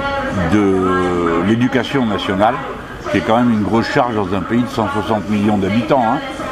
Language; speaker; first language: French; native; French